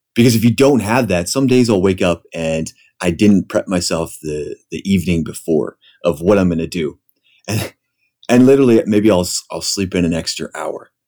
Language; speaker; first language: English; native; English